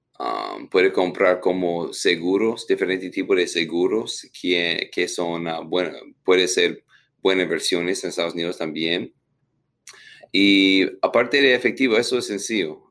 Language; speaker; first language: Spanish; non-native, fluent; English